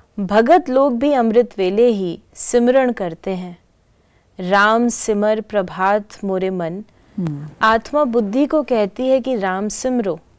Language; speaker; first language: Hindi; native; Hindi